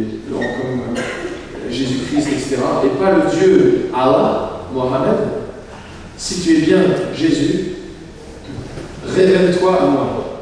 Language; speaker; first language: French; native; French